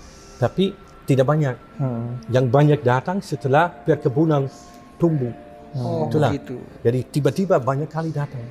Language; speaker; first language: Indonesian; non-native, fluent; Dutch